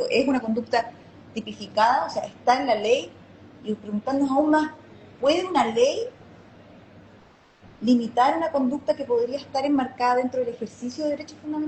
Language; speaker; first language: Spanish; native; Spanish